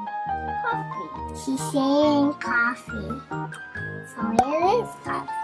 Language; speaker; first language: Japanese; early bilingual, heritage; Japanese